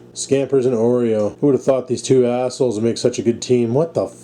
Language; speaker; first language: English; native; English